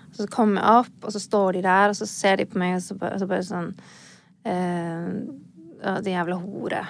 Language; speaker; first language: Norwegian; native; Norwegian